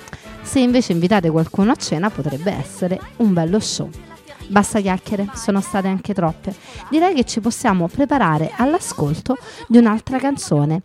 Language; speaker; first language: Italian; native; Italian